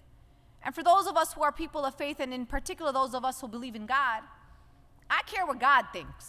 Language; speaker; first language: English; native; English